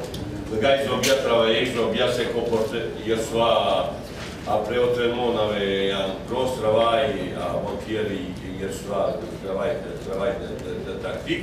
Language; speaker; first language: French; non-native, fluent; Bosnian